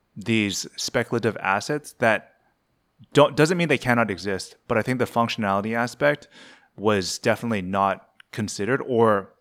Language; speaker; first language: English; native; English